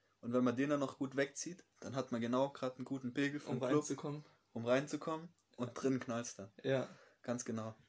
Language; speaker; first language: German; native; German